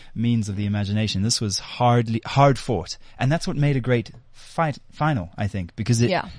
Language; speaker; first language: English; native; English